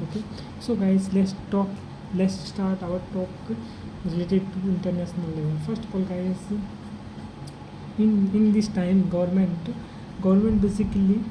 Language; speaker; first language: English; non-native, learner; Hindi